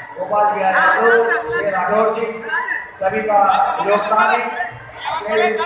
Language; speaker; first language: Hindi; native; Hindi